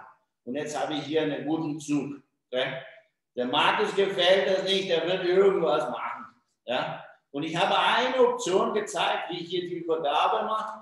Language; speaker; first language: German; non-native, fluent; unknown